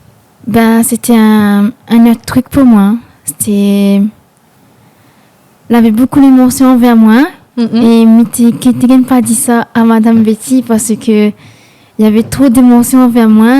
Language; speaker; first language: French; non-native, local second language; Réunion Creole French